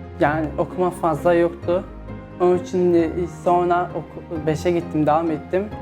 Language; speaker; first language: Turkish; early bilingual, other home language; Arabic